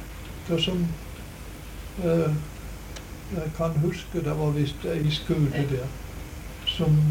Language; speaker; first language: Norwegian; native; Norwegian